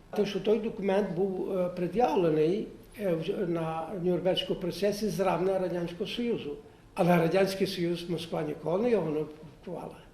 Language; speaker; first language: Ukrainian; native; Ukrainian